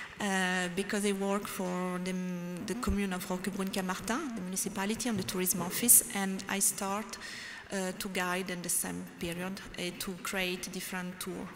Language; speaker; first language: English; non-native, learner; French